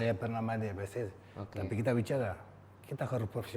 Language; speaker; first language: Indonesian; non-native, fluent; Spanish